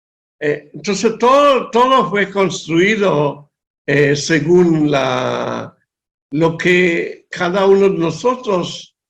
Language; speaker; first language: Spanish; non-native, fluent; Hebrew